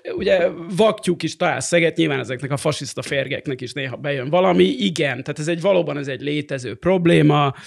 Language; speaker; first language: Hungarian; native; Hungarian